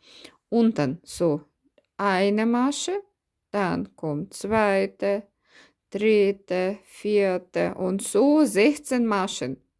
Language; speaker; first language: German; non-native, fluent; Russian